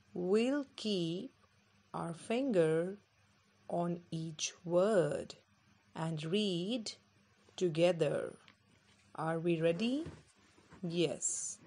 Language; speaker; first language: English; non-native, local second language; Punjabi